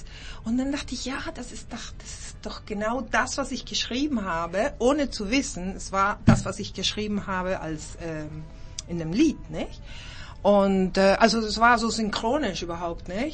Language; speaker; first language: German; early bilingual, heritage; German